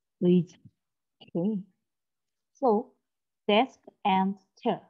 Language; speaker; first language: English; non-native, learner; Korean